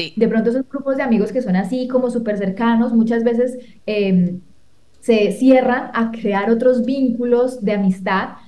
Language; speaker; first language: Spanish; native; Spanish